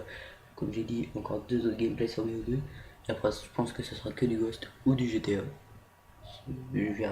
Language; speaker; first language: French; native; French